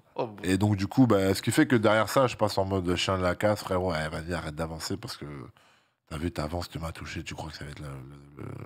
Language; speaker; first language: French; native; French